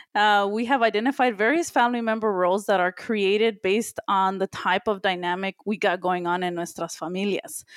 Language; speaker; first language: English; early bilingual, other home language; Spanish